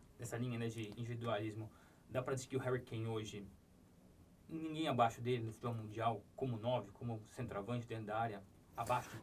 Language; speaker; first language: Portuguese; native; Portuguese